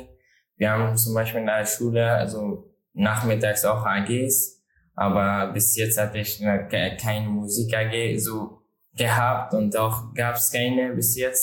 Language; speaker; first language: German; non-native, learner; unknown